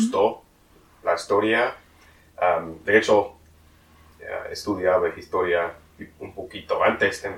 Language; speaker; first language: Spanish; non-native, learner; English